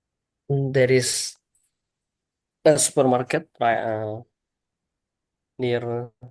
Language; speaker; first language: English; non-native, learner; Indonesian